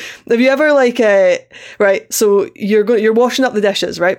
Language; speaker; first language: English; native; English